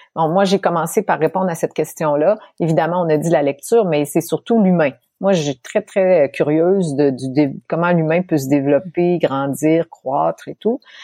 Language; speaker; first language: French; native; French